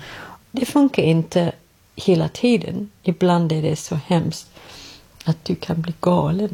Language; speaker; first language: Swedish; non-native, fluent; English